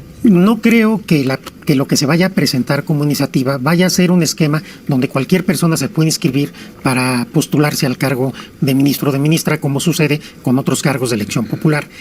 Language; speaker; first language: Spanish; native; Spanish